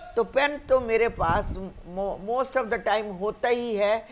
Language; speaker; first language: Hindi; native; Hindi